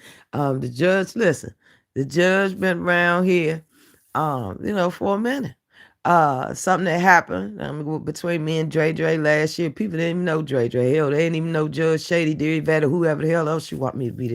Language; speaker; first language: English; native; English